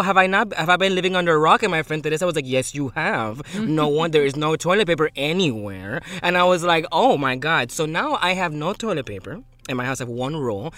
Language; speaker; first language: English; early bilingual, other home language; Spanish